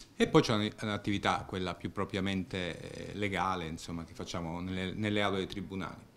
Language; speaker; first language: Italian; native; Italian